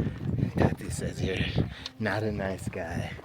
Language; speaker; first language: English; native; English